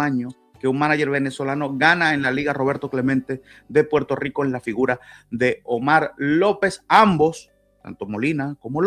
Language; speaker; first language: Spanish; native; Spanish